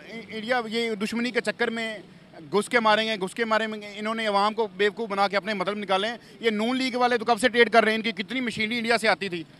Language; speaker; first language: Urdu; non-native, local second language; Punjabi